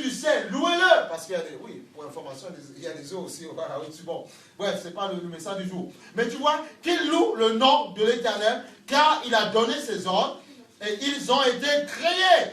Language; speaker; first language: French; native; French